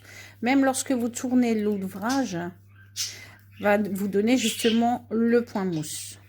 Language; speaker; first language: French; native; French